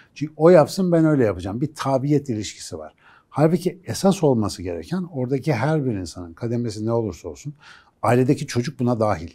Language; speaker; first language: Turkish; native; Turkish